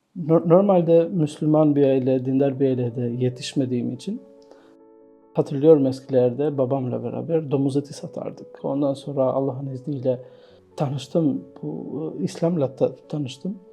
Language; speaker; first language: Turkish; non-native, fluent; Albanian